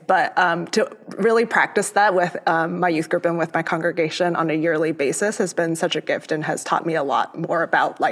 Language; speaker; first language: English; early bilingual, other home language; Cantonese